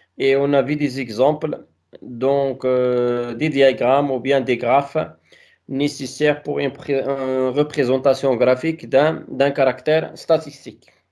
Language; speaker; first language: French; non-native, local second language; Arabic